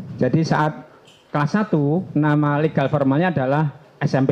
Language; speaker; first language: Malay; non-native, local second language; Javanese